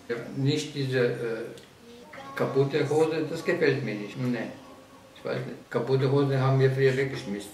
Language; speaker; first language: German; non-native, fluent; Slovenian